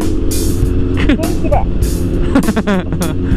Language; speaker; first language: Japanese; native; Japanese